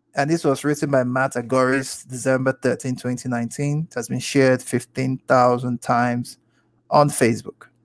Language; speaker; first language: English; non-native, local second language; Igbo